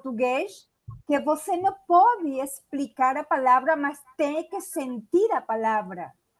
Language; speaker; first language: Portuguese; non-native, fluent; Spanish